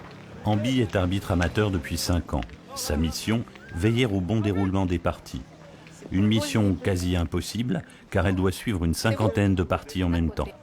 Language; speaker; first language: French; native; French